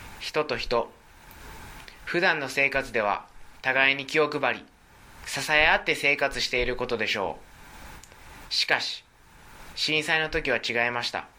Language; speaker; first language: Japanese; native; Japanese